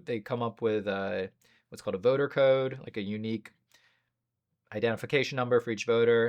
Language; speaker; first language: English; native; English